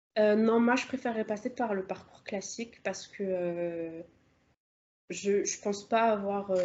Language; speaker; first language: French; native; French